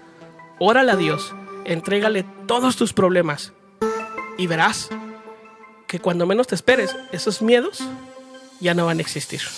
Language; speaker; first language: Spanish; native; Spanish